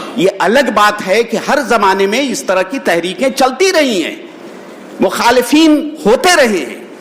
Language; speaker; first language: Urdu; native; Urdu